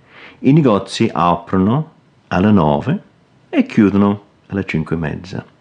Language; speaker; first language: Italian; non-native, fluent; English